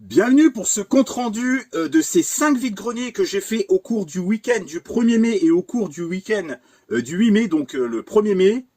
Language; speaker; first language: French; native; French